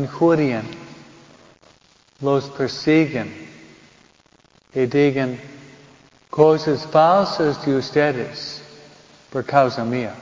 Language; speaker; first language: Spanish; non-native, fluent; English